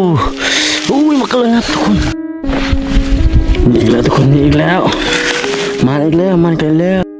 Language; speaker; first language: Thai; non-native, local second language; Lao